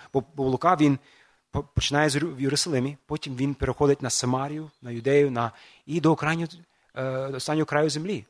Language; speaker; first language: Ukrainian; non-native, fluent; English